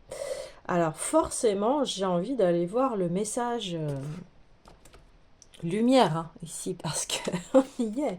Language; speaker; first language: French; native; French